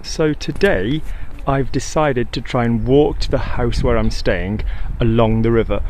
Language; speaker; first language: English; native; English